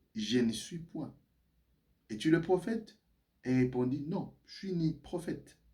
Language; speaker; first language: French; non-native, local second language; Swahili